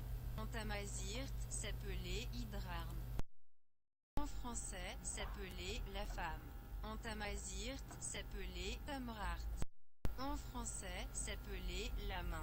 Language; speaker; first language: French; non-native, learner; Berber languages